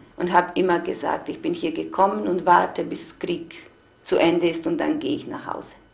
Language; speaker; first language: German; non-native, fluent; Bosnian